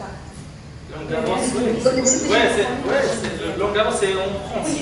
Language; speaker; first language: French; non-native, learner; Arabic